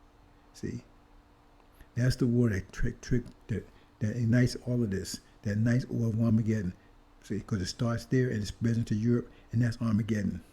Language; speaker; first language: English; native; English